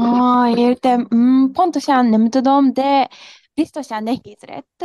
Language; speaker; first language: Hungarian; non-native, learner; Japanese